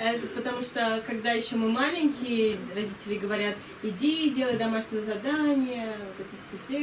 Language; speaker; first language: Russian; native; Russian